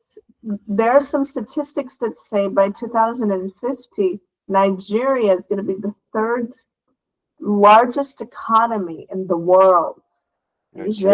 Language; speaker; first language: English; non-native, fluent; Portuguese